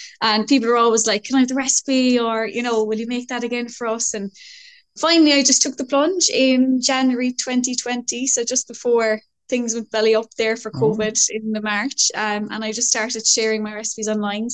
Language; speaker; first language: English; native; English